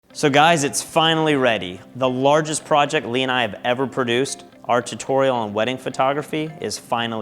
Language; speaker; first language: English; native; English